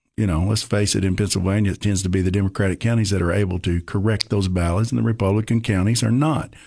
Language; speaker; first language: English; native; English